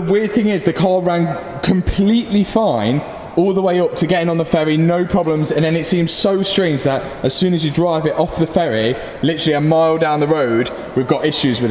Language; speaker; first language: English; native; English